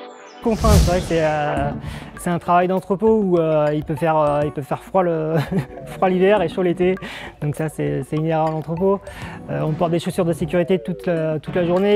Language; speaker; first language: French; native; French